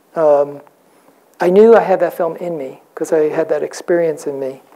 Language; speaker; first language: English; native; English